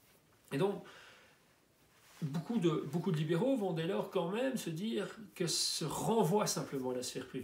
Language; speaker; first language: French; native; French